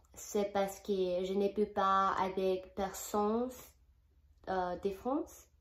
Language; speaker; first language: French; non-native, learner; Spanish